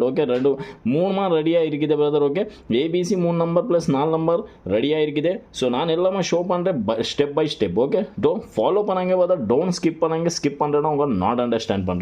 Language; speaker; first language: Tamil; non-native, local second language; Malayalam